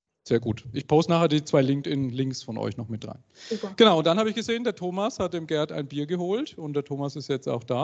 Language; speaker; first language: German; native; German